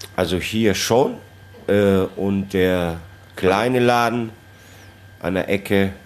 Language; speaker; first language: German; non-native, fluent; Italian